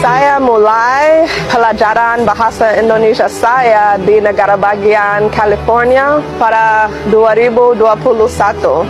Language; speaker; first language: Indonesian; non-native, learner; English